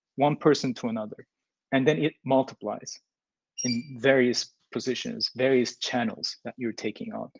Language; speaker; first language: English; non-native, fluent; Turkish